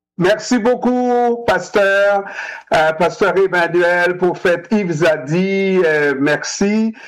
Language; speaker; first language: French; non-native, local second language; Haitian Creole